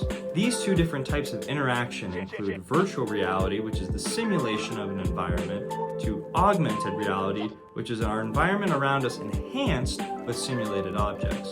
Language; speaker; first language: English; native; English